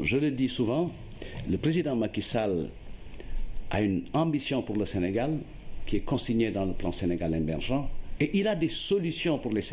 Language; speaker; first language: French; non-native, local second language; Wolof